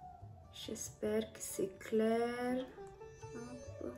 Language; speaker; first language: French; non-native, learner; Hindi